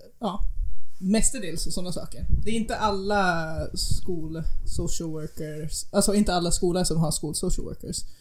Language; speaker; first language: Swedish; non-native, fluent; English